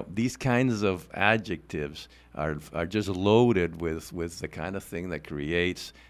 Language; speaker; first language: English; non-native, local second language; Spanish